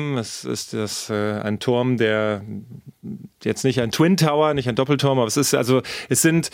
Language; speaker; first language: German; native; German